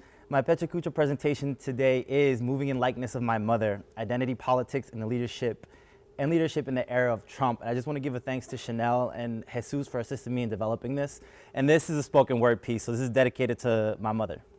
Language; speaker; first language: English; early bilingual, other home language; Spanish